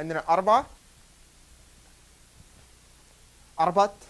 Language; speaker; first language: Arabic; native; Arabic